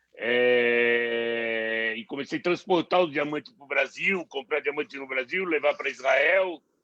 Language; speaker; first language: Portuguese; non-native, fluent; Hebrew